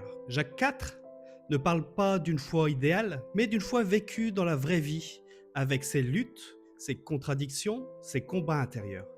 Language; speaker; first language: French; native; French